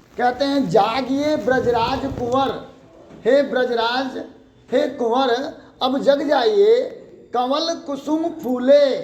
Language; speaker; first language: Hindi; native; Hindi